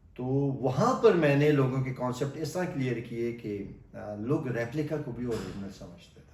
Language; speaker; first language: Urdu; non-native, local second language; Pashto